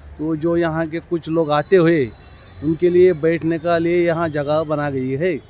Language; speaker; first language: Hindi; non-native, local second language; Marathi